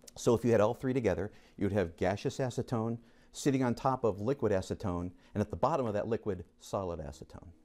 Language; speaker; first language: English; native; English